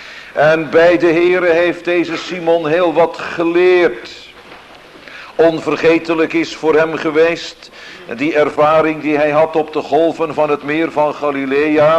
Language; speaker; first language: Dutch; native; Dutch